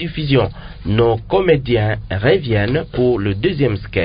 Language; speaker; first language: French; non-native, local second language; Lingala